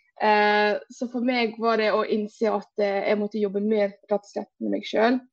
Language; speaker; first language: Norwegian; early bilingual, other home language; Portuguese